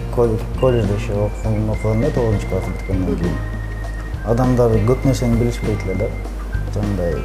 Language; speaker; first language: Kyrgyz; non-native, local second language; Russian